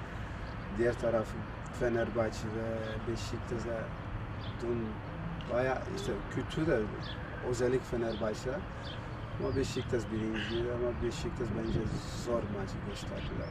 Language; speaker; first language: Turkish; non-native, learner; Portuguese